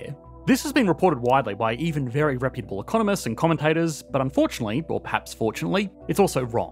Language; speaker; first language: English; native; English